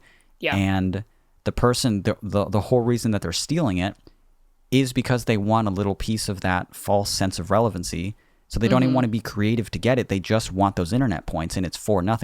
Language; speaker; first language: English; native; English